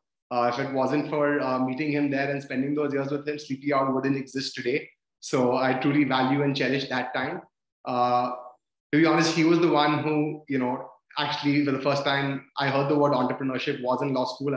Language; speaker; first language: English; non-native, local second language; Hindi